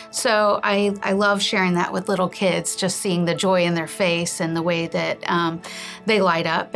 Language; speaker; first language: English; native; English